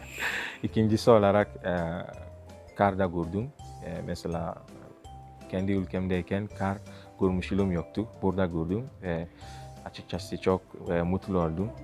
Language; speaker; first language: Turkish; non-native, fluent; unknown